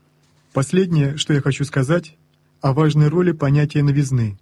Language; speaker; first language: Russian; native; Russian